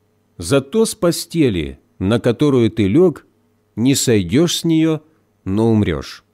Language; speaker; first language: Russian; native; Russian